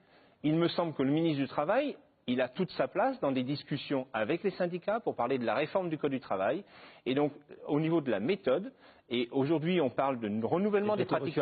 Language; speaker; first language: French; native; French